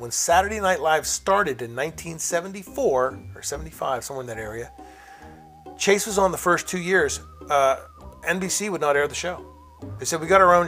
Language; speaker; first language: English; native; English